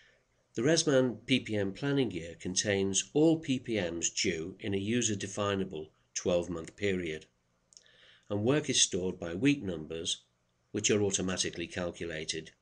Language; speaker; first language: English; native; English